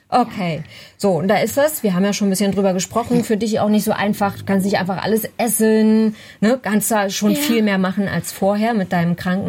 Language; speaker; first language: German; native; German